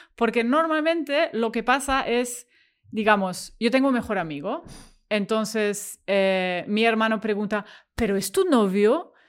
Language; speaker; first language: Spanish; non-native, fluent; German